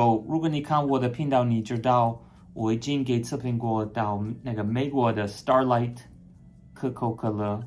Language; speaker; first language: Chinese; non-native, fluent; English